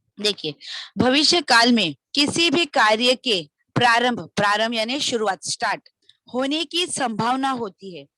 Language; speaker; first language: Hindi; non-native, local second language; Marathi